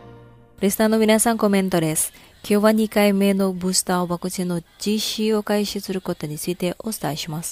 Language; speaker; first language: Japanese; non-native, fluent; Indonesian